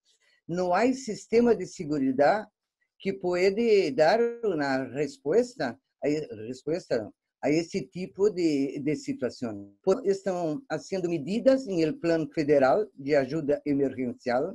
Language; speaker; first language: Spanish; non-native, fluent; Portuguese